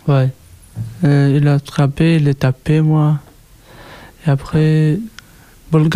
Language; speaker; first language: French; non-native, learner; Persian